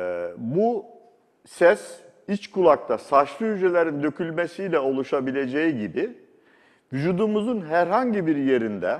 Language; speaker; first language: Turkish; native; Turkish